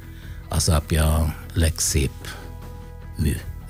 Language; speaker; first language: Hungarian; non-native, fluent; Italian